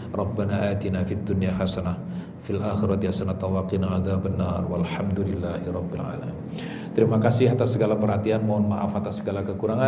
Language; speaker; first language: Indonesian; native; Indonesian